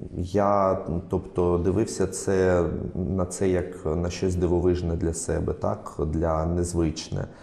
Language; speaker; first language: Ukrainian; non-native, local second language; Russian